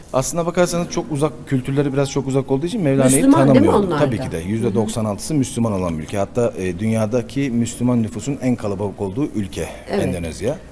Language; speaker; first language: Turkish; native; Turkish